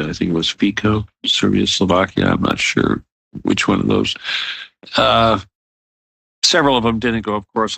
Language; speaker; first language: English; native; English